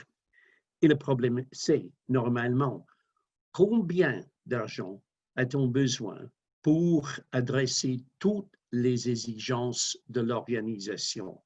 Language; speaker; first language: French; non-native, fluent; English